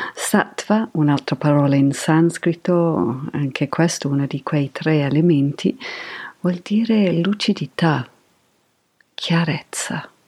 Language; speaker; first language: Italian; non-native, fluent; English